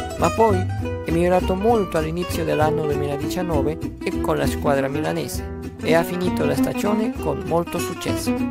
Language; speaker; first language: Italian; non-native, fluent; Spanish